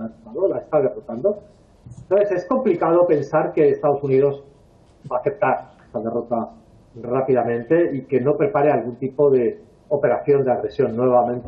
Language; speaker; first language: Spanish; native; Spanish